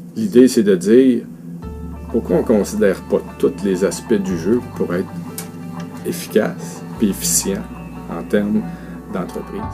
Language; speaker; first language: French; native; French